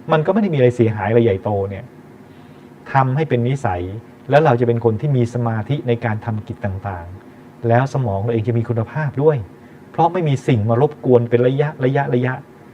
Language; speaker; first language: Thai; native; Thai